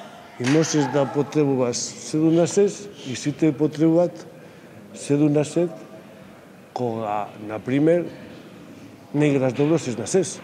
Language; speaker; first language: Macedonian; non-native, learner; Spanish